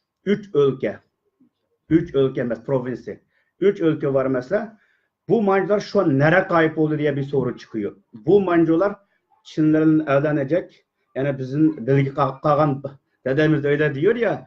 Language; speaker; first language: Turkish; non-native, learner; Uyghur